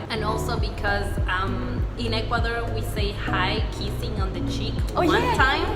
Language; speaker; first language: English; non-native, fluent; Spanish